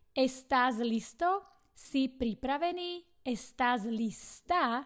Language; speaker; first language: Spanish; non-native, fluent; Slovak